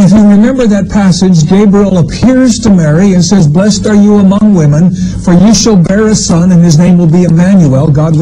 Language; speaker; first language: English; native; English